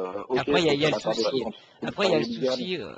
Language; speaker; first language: French; native; French